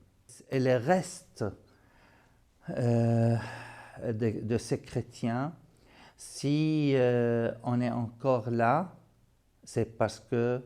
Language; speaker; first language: French; non-native, fluent; Arabic